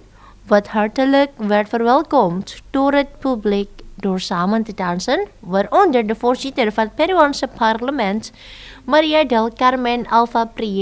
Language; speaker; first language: Dutch; non-native, fluent; Indonesian